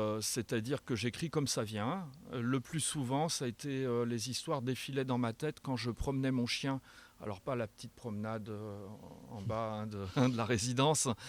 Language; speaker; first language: French; native; French